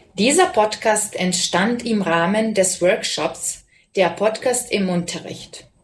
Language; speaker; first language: German; non-native, fluent; Serbian